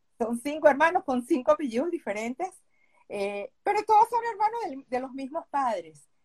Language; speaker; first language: Spanish; early bilingual, other home language; Hebrew